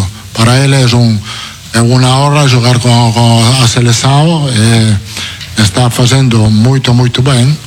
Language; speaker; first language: Portuguese; non-native, fluent; Italian